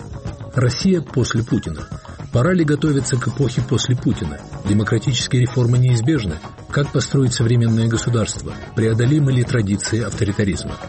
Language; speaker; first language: Russian; native; Russian